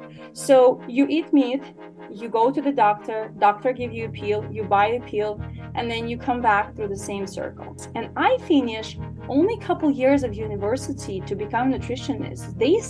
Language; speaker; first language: English; non-native, fluent; Ukrainian